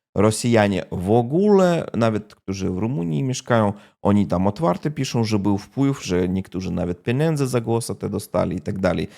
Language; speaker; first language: Polish; non-native, fluent; Russian